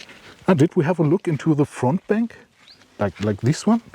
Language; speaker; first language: English; non-native, fluent; German